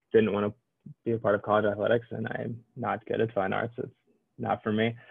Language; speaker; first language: English; native; English